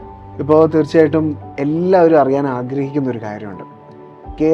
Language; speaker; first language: Malayalam; native; Malayalam